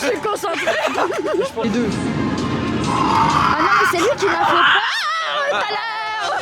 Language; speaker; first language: French; native; French